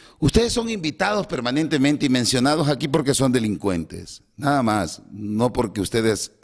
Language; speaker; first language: Spanish; native; Spanish